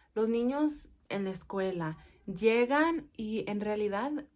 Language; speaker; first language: Spanish; early bilingual, heritage; Spanish